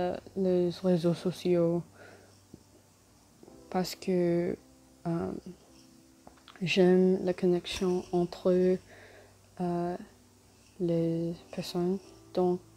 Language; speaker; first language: French; non-native, learner; English